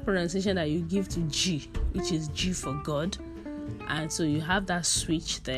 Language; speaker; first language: English; non-native, local second language; Yoruba